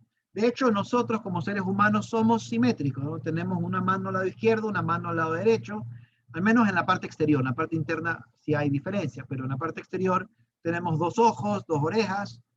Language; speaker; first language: Spanish; native; Spanish